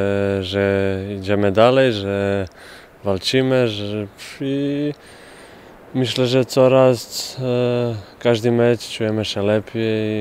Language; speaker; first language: Polish; non-native, fluent; Bosnian